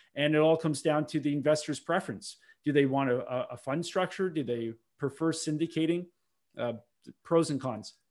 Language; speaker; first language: English; native; English